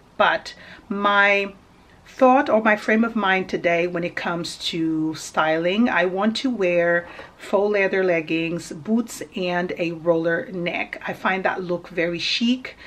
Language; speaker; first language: English; early bilingual, other home language; Portuguese